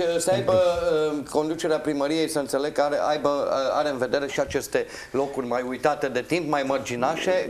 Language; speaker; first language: Romanian; native; Romanian